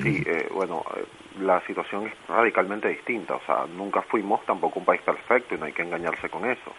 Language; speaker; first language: Spanish; native; Spanish